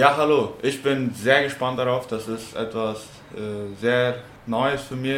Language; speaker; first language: German; non-native, local second language; Plautdietsch